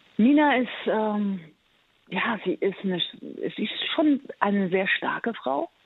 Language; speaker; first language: German; early bilingual, other home language; Persian